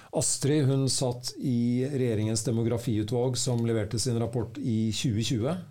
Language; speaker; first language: Norwegian; native; Norwegian